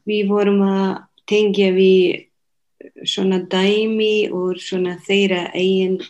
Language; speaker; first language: Icelandic; non-native, fluent; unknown